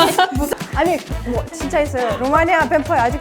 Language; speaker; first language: Korean; non-native, learner; Romanian